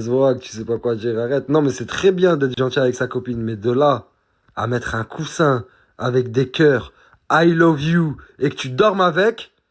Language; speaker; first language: French; native; French